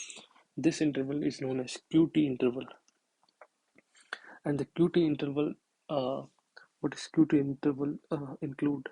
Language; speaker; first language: English; non-native, local second language; Hindi